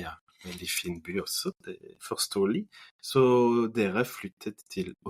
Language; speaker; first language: Norwegian; non-native, fluent; French